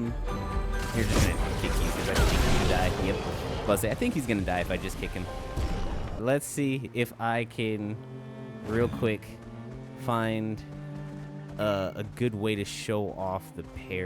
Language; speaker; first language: English; native; English